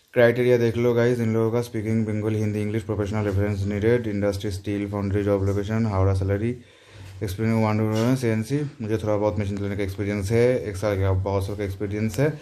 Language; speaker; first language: Hindi; non-native, local second language; Bangla